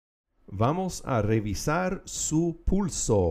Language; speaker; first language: Spanish; non-native, fluent; English